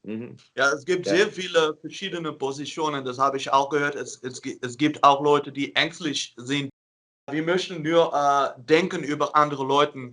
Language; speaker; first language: German; non-native, learner; Dutch